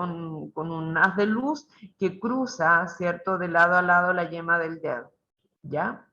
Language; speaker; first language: Spanish; native; Spanish